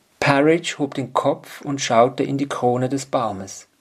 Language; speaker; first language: German; native; German